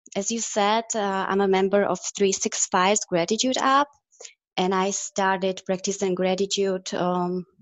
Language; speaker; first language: English; non-native, fluent; Czech